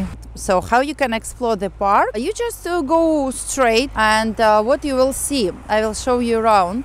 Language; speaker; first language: English; non-native, fluent; Russian